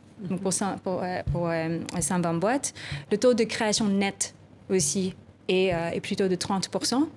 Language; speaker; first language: French; non-native, fluent; Filipino